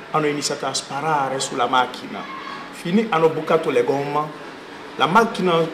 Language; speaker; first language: Italian; non-native, learner; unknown